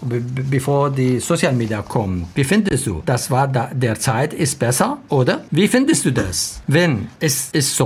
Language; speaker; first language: German; non-native, learner; Arabic